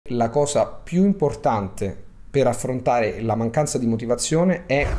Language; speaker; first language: Italian; native; Italian